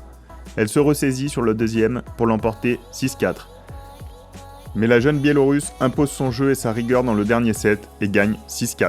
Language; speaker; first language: French; native; French